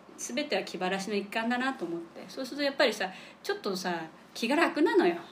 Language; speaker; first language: Japanese; native; Japanese